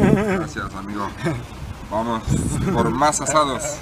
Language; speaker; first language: Spanish; native; Spanish